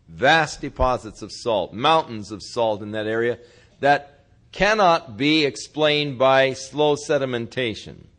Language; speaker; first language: English; native; English